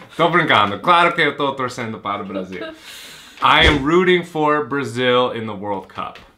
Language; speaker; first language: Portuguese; non-native, fluent; English